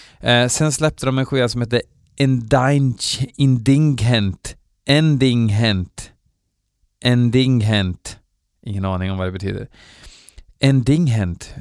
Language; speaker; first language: Swedish; native; Swedish